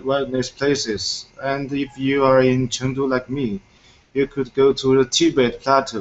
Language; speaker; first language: English; non-native, fluent; Chinese